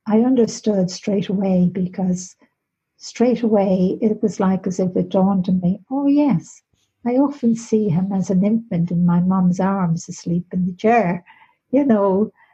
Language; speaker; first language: English; native; English